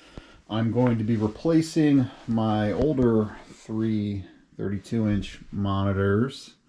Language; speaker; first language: English; native; English